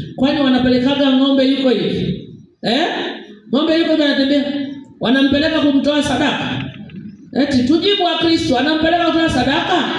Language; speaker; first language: Swahili; native; Swahili